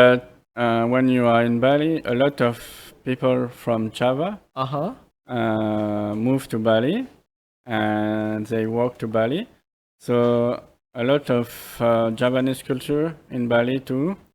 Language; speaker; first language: English; non-native, fluent; French